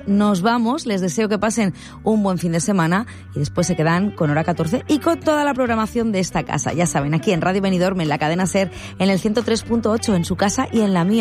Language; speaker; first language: Spanish; native; Spanish